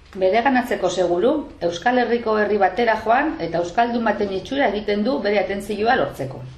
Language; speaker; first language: Basque; non-native, local second language; Spanish